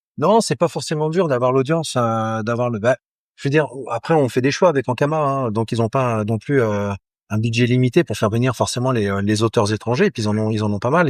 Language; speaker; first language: French; native; French